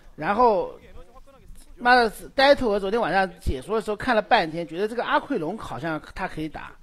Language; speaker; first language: Chinese; native; Chinese